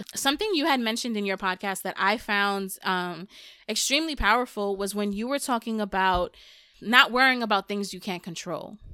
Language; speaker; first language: English; early bilingual, other home language; Spanish